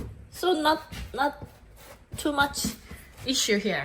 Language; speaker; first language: English; non-native, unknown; Korean